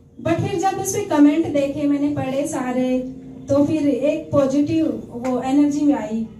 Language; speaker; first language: Hindi; native; Hindi